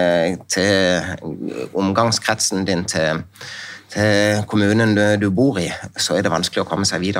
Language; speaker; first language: Norwegian; native; Norwegian